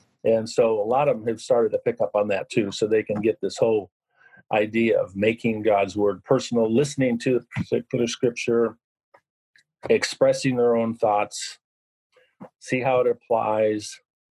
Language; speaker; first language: English; native; English